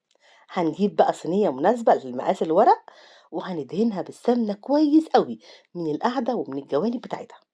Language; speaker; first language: Arabic; native; Arabic